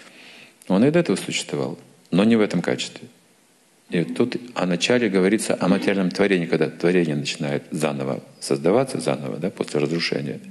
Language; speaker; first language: Russian; native; Russian